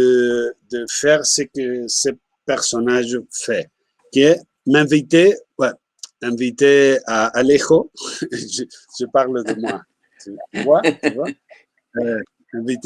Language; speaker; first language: French; non-native, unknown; Spanish